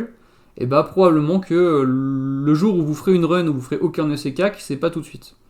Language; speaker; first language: French; native; French